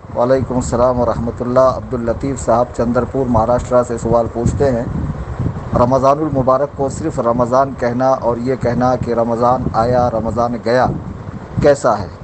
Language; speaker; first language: Urdu; native; Urdu